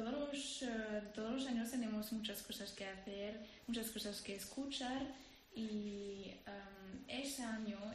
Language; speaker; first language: Spanish; non-native, learner; French